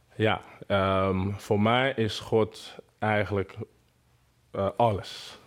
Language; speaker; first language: Dutch; non-native, fluent; Bini